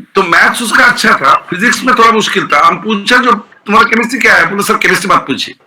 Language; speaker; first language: Hindi; non-native, local second language; Bangla